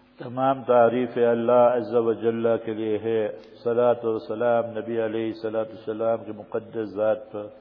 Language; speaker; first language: Urdu; native; Urdu